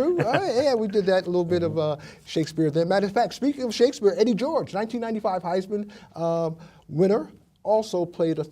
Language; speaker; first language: English; native; English